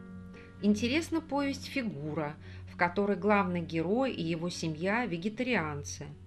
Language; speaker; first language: Russian; native; Russian